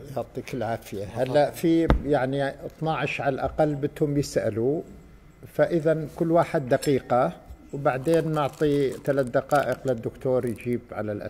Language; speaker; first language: Arabic; native; Arabic